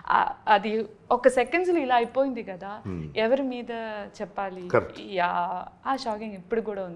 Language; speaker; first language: Telugu; non-native, learner; Malayalam